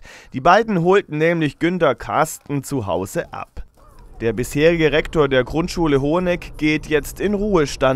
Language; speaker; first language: German; native; German